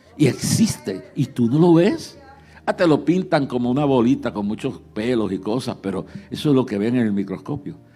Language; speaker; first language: Spanish; early bilingual, heritage; Spanish